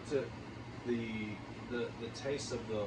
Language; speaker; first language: English; native; English